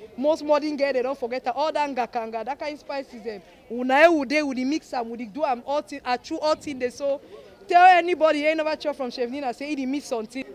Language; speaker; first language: Nigerian Pidgin; native; Nigerian Pidgin